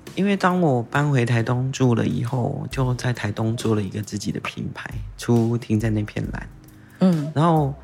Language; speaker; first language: Chinese; non-native, local second language; Min Nan Chinese